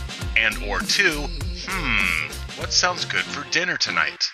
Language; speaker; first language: English; native; English